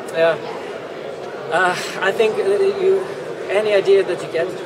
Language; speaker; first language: English; non-native, fluent; Icelandic